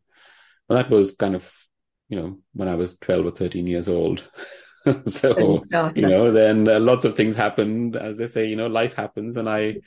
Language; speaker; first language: English; non-native, local second language; Hindi